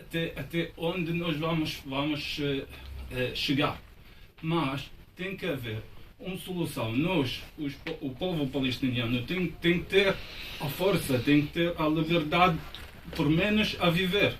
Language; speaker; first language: Portuguese; non-native, fluent; Arabic